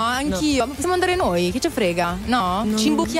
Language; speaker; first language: Italian; native; Italian